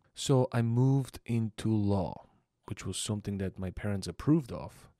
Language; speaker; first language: English; non-native, fluent; Bulgarian